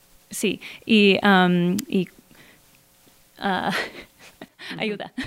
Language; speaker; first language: Spanish; non-native, learner; English